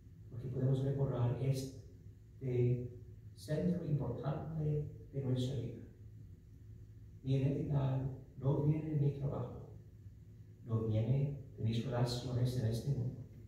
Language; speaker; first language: Spanish; non-native, fluent; English